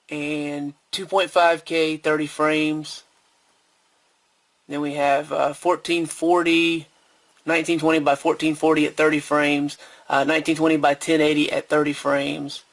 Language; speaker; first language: English; native; English